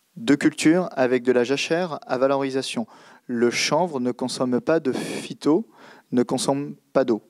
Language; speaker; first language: French; native; French